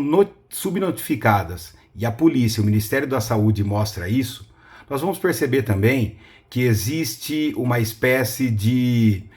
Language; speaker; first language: Portuguese; native; Portuguese